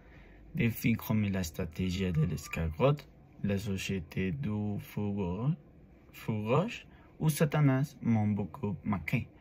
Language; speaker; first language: French; non-native, learner; Spanish